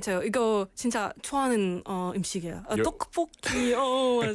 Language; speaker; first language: Korean; non-native, learner; Russian